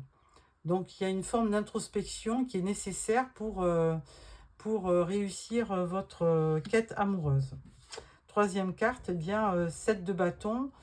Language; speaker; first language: French; native; French